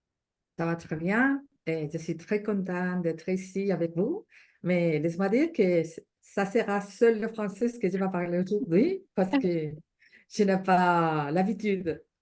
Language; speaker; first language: French; non-native, learner; Spanish